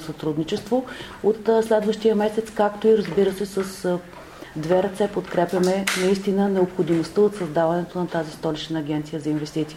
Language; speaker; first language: Bulgarian; native; Bulgarian